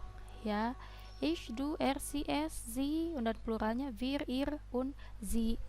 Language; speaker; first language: German; non-native, fluent; Indonesian